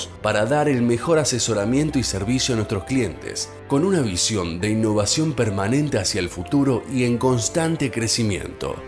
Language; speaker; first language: Spanish; native; Spanish